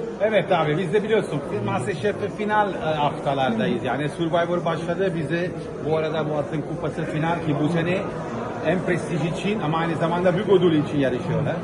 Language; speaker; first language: Turkish; non-native, fluent; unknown